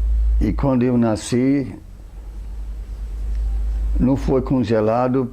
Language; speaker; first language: Portuguese; non-native, fluent; English